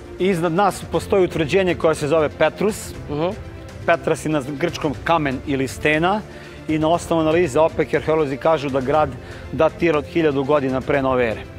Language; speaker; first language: Serbian; native; Serbian